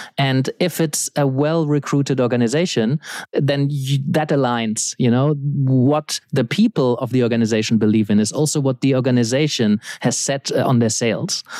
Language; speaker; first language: English; non-native, fluent; German